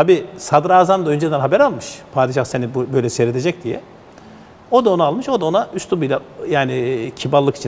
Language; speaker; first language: Turkish; native; Turkish